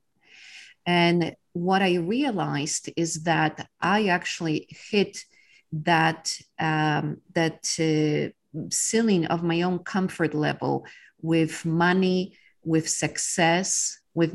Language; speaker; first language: English; non-native, fluent; Polish